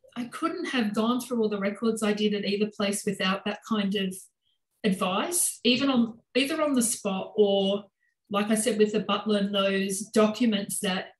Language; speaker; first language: English; native; English